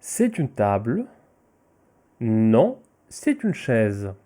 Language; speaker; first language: French; non-native, fluent; Ukrainian